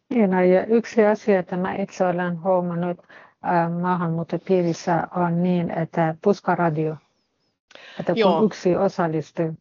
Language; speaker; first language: Finnish; non-native, fluent; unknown